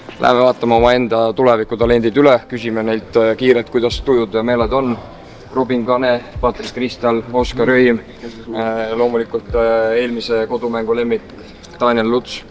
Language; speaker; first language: Estonian; native; Estonian